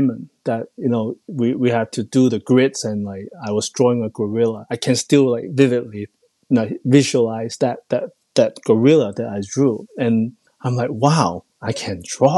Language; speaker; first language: English; non-native, local second language; Cantonese